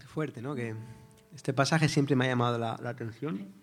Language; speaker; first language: Spanish; native; Spanish